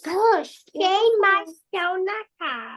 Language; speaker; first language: Portuguese; early bilingual, heritage; Portuguese